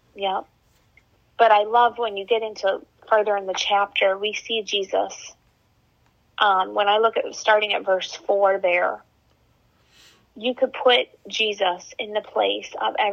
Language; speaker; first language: English; native; English